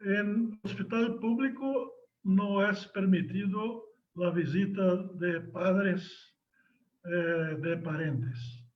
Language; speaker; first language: Spanish; non-native, learner; Portuguese